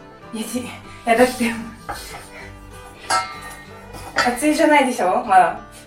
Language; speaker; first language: Japanese; non-native, fluent; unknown